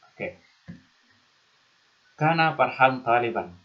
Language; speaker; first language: Arabic; non-native, fluent; Indonesian